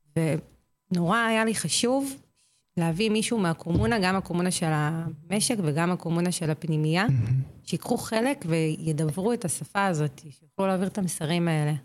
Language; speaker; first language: Hebrew; native; Hebrew